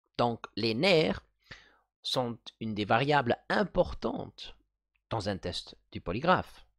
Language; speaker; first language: French; non-native, fluent; Spanish